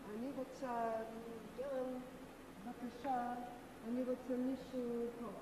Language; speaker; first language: Hebrew; non-native, learner; English